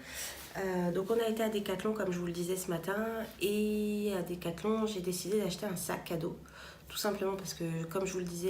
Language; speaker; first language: French; native; French